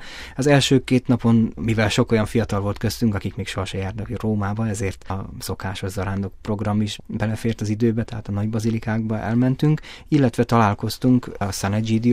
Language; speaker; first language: Hungarian; native; Hungarian